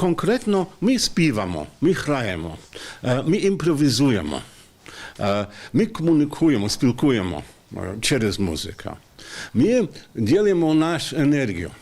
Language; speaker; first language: Ukrainian; non-native, learner; English